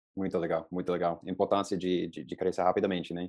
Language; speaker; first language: Portuguese; native; Portuguese